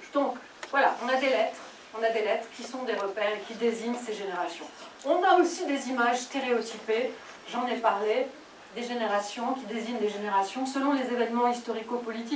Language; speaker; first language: French; native; French